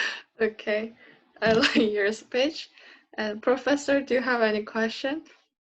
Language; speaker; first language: English; non-native, learner; Korean